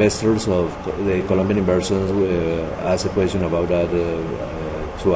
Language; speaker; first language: English; non-native, learner; Spanish